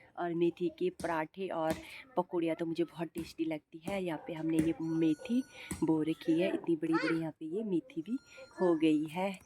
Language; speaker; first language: Hindi; non-native, local second language; Garhwali